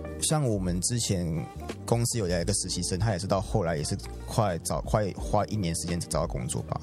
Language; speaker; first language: Chinese; native; Chinese